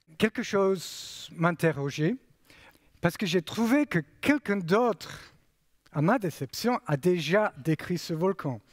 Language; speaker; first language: French; non-native, fluent; English